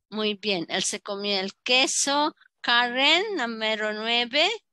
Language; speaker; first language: Spanish; non-native, fluent; Filipino